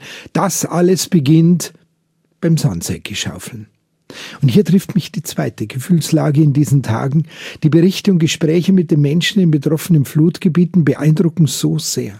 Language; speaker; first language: German; native; German